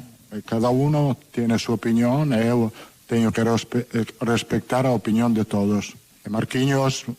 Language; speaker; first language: Portuguese; non-native, learner; Italian